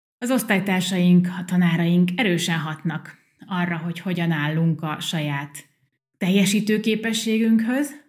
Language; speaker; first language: Hungarian; early bilingual, heritage; Hungarian